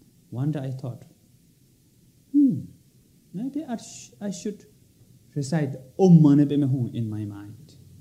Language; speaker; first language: English; non-native, local second language; Tibetan